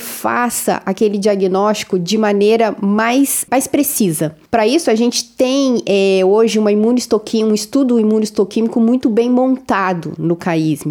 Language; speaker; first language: Portuguese; native; Portuguese